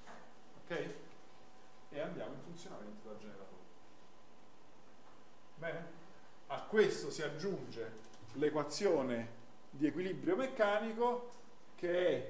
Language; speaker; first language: Italian; native; Italian